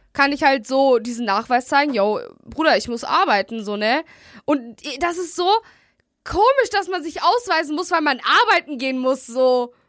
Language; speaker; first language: German; native; German